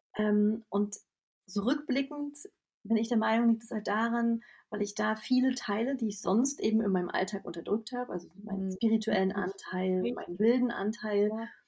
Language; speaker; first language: German; native; German